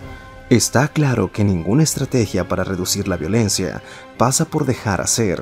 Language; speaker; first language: Spanish; native; Spanish